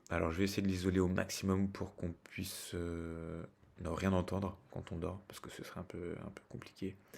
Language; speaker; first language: French; native; French